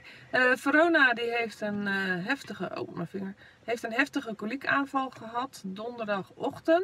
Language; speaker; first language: Dutch; native; Dutch